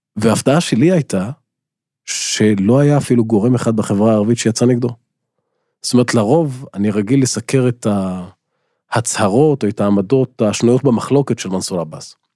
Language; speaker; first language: Hebrew; non-native, local second language; Arabic